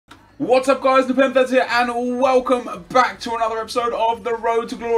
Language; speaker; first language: English; native; English